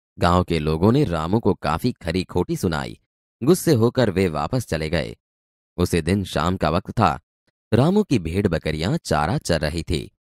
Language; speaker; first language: Hindi; non-native, local second language; Gujarati